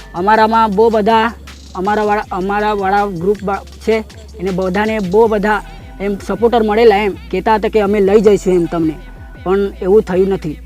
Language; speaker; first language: Gujarati; non-native, local second language; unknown